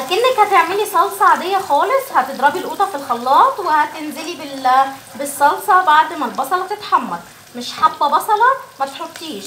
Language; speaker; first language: Arabic; native; Arabic